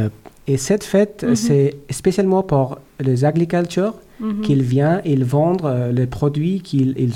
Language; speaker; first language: French; non-native, learner; Persian